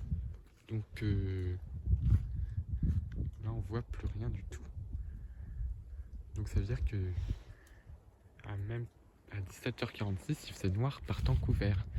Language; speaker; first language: French; native; French